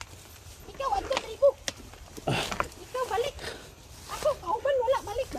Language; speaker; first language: Cebuano; non-native, local second language; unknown